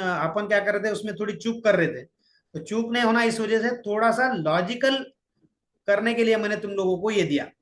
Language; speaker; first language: Hindi; non-native, local second language; Marathi